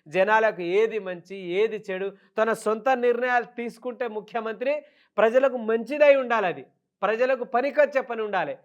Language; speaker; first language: Telugu; non-native, local second language; Lambadi